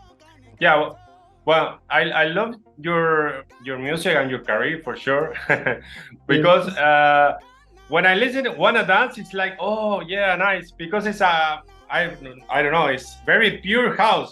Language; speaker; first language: English; non-native, learner; Spanish